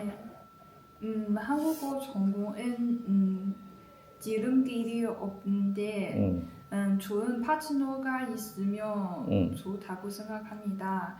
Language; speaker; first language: Korean; non-native, learner; Chinese